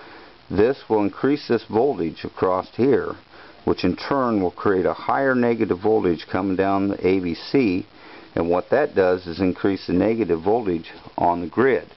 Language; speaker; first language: English; native; English